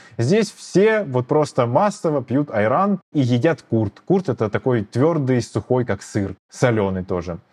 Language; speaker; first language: Russian; native; Russian